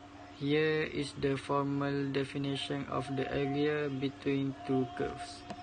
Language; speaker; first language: English; non-native, local second language; Malay